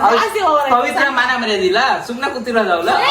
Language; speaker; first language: Kannada; native; Kannada